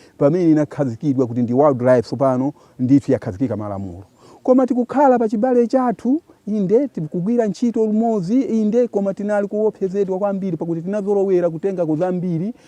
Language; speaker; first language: Nyanja; non-native, local second language; Tumbuka